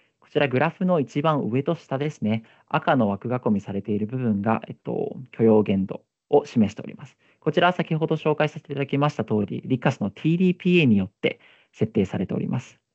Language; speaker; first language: Japanese; native; Japanese